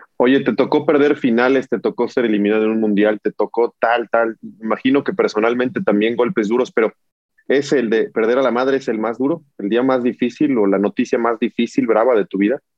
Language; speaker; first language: Spanish; native; Spanish